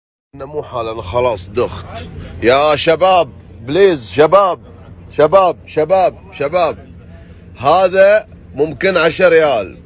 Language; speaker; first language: Arabic; non-native, learner; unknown